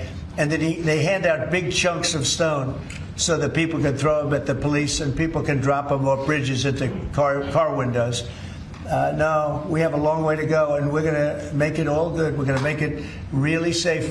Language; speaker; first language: English; native; English